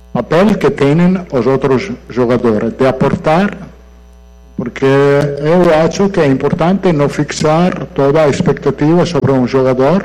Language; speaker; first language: Portuguese; non-native, fluent; Italian